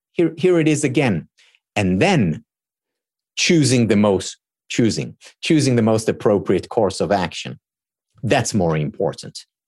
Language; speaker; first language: English; non-native, fluent; Hebrew